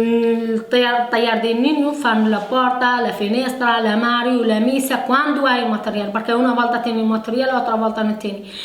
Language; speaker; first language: Italian; non-native, learner; Spanish